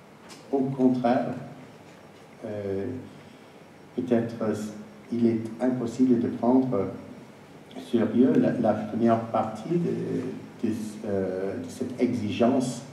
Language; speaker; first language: French; non-native, fluent; English